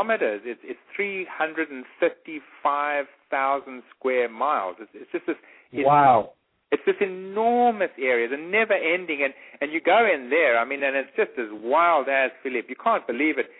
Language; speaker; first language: English; native; English